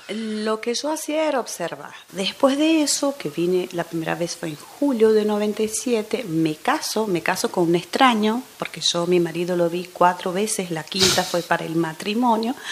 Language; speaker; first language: Spanish; non-native, fluent; Portuguese